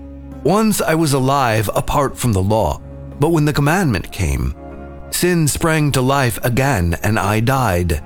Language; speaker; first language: English; native; English